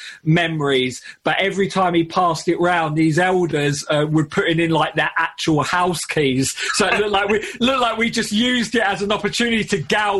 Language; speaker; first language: English; native; English